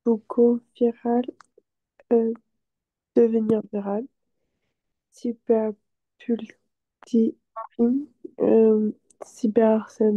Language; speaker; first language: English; non-native, learner; French